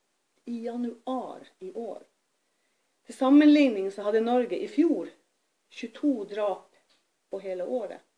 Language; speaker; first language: Norwegian; native; Norwegian